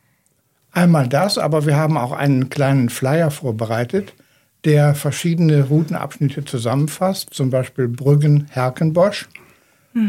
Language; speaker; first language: German; native; German